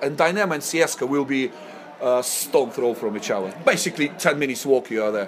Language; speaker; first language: English; non-native, fluent; Russian